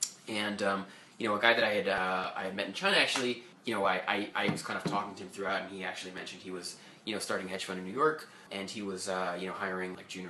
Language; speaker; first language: English; native; English